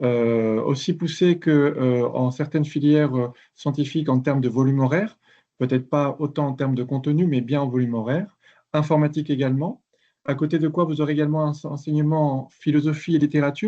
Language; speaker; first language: French; native; French